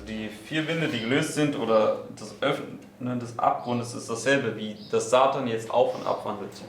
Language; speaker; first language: German; native; German